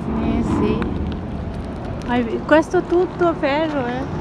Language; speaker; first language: Italian; non-native, learner; Hindi